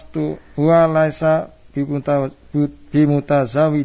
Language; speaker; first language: Arabic; non-native, learner; Indonesian